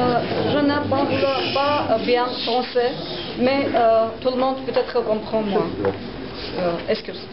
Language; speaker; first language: French; non-native, learner; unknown